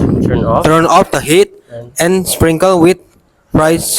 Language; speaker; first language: English; non-native, learner; Indonesian